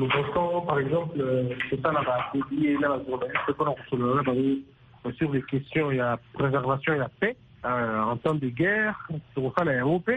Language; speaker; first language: French; non-native, local second language; Lingala